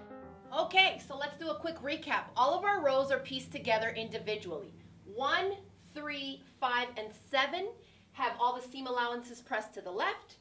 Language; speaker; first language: English; native; English